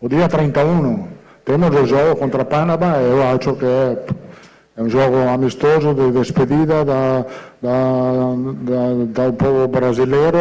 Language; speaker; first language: Portuguese; non-native, fluent; Italian